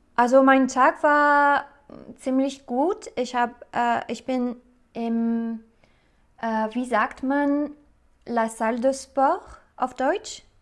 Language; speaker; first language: German; non-native, learner; French